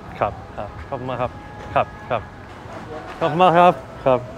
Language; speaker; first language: Thai; non-native, learner; English